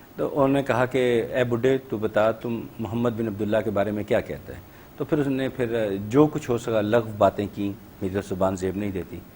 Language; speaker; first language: Urdu; native; Urdu